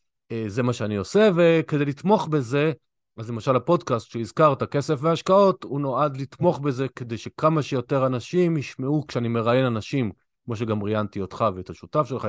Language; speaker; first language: Hebrew; native; Hebrew